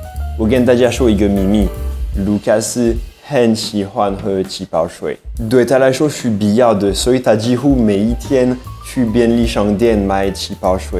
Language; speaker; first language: Chinese; non-native, fluent; French